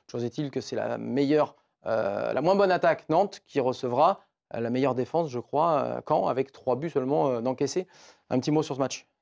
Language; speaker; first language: French; native; French